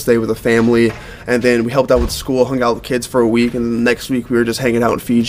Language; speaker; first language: English; native; English